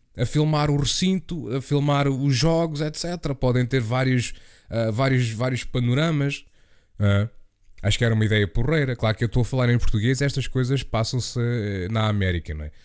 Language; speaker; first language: Portuguese; native; Portuguese